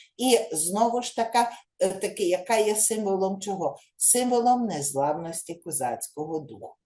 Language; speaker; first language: Ukrainian; native; Ukrainian